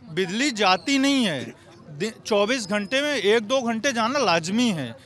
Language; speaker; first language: Hindi; native; Hindi